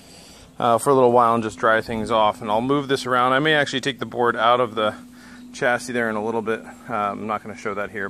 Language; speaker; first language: English; native; English